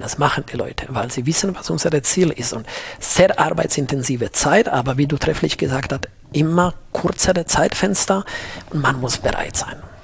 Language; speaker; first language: German; non-native, fluent; Slovak